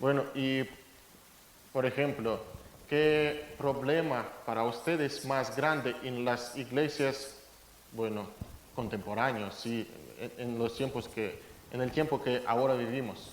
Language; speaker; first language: Spanish; non-native, fluent; Russian